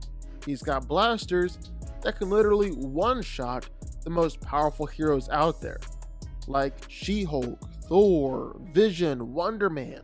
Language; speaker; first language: English; native; English